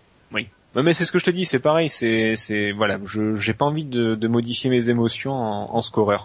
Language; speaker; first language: French; native; French